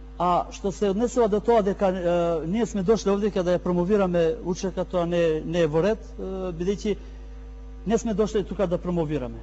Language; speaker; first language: Macedonian; non-native, local second language; Albanian